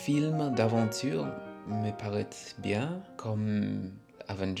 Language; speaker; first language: French; non-native, learner; English